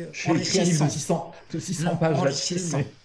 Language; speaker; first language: French; native; French